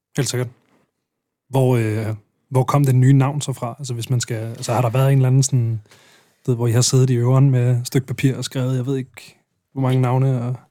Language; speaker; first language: Danish; native; Danish